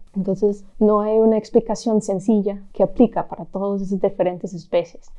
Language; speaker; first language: Spanish; non-native, fluent; English